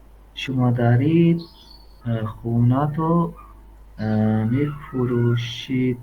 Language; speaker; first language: Persian; non-native, learner; Urdu